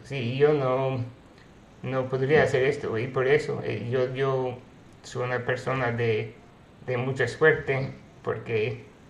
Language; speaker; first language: Spanish; non-native, fluent; English